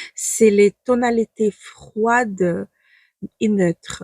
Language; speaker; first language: French; non-native, fluent; Ukrainian